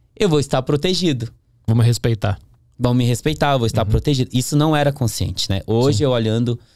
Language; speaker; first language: Portuguese; native; Portuguese